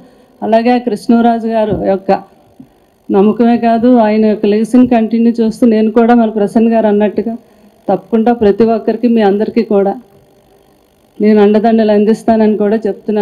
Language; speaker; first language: Telugu; native; Telugu